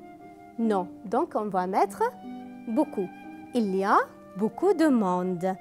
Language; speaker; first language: French; non-native, fluent; Arabic